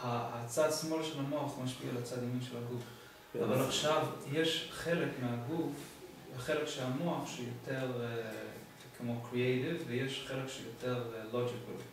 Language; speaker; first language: Hebrew; non-native, fluent; English